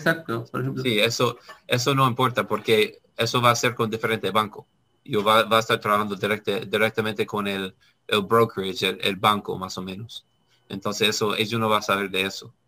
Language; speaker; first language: Spanish; non-native, learner; English